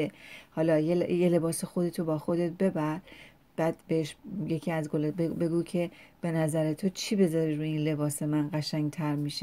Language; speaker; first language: Persian; native; Persian